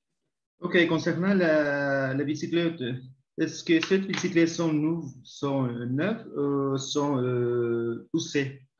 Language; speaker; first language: French; non-native, learner; Spanish